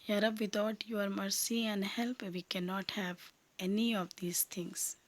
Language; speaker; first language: English; non-native, local second language; Urdu